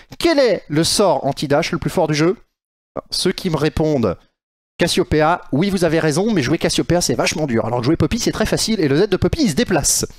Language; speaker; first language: French; native; French